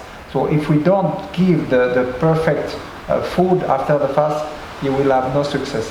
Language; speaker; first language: English; non-native, learner; French